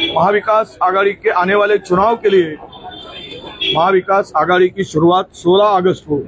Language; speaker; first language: Hindi; non-native, local second language; Marathi